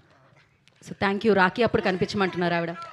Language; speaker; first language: Telugu; native; Telugu